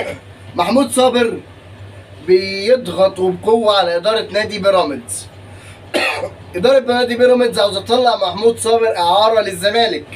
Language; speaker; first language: Arabic; native; Arabic